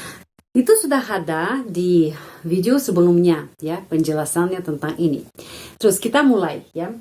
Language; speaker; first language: Indonesian; non-native, fluent; Russian